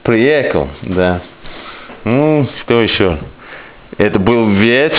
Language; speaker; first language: Russian; non-native, learner; English